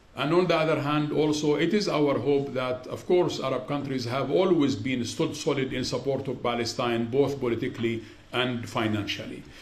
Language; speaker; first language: English; non-native, fluent; Arabic